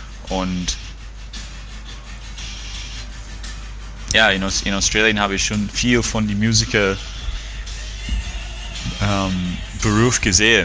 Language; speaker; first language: German; non-native, fluent; English